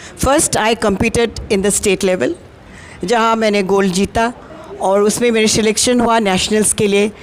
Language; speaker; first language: Hindi; non-native, local second language; Assamese